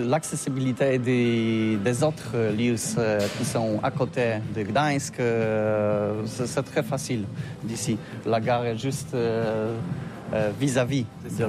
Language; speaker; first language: French; non-native, learner; Polish